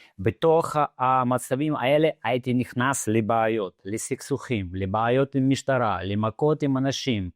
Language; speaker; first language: Hebrew; non-native, fluent; Russian